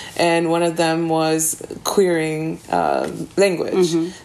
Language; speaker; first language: English; early bilingual, other home language; Spanish